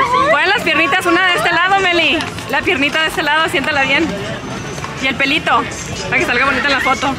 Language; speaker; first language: Spanish; early bilingual, heritage; Spanish